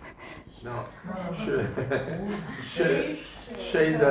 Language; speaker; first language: Chinese; non-native, learner; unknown